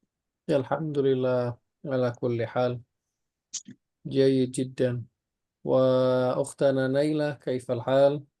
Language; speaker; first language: Arabic; non-native, fluent; Indonesian